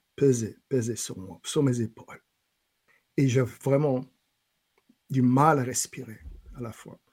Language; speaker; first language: French; non-native, fluent; English